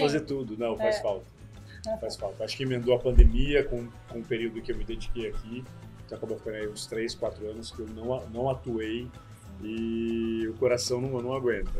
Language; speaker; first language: Portuguese; native; Portuguese